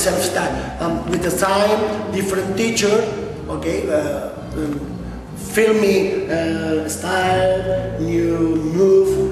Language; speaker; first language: English; non-native, local second language; Spanish